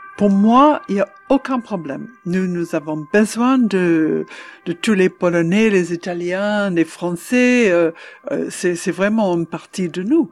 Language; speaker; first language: French; non-native, fluent; English